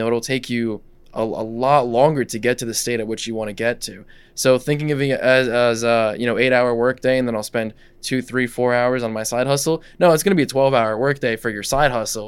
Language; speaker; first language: English; non-native, fluent; Russian